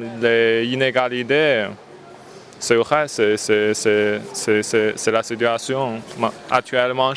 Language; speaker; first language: French; non-native, learner; Chinese